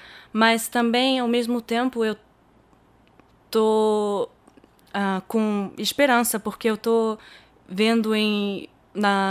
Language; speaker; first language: Portuguese; early bilingual, heritage; German